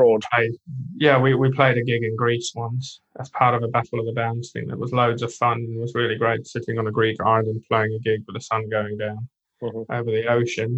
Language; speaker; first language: English; non-native, local second language; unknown